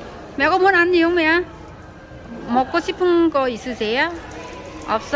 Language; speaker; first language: Korean; non-native, learner; Vietnamese